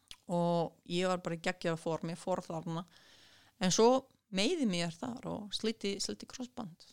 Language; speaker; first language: Icelandic; non-native, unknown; Serbian